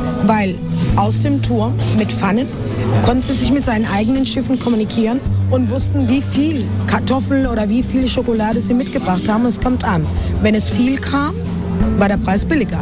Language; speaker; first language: German; non-native, fluent; Spanish